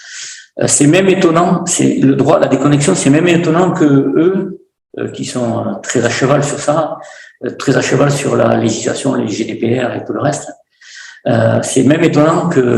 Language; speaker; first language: French; native; French